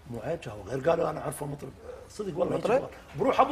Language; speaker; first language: Arabic; native; Arabic